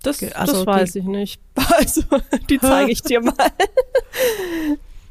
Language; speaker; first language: German; native; German